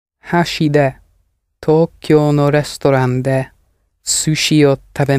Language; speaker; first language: Japanese; non-native, learner; English